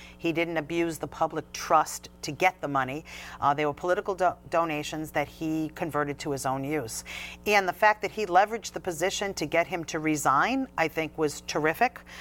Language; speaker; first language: English; native; English